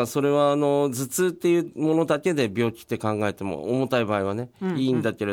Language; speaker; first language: Japanese; native; Japanese